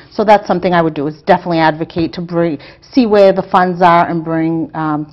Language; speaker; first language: English; native; English